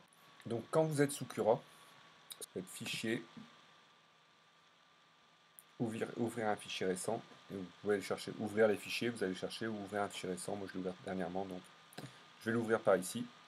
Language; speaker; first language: French; native; French